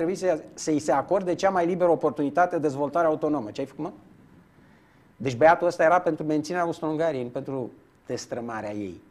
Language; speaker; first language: Romanian; native; Romanian